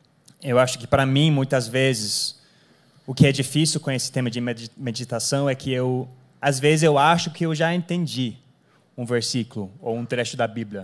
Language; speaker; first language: Portuguese; non-native, fluent; English